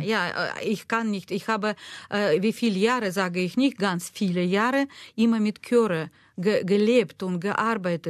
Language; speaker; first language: German; non-native, learner; Russian